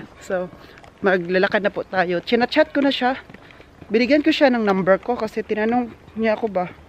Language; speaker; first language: Filipino; non-native, local second language; Cebuano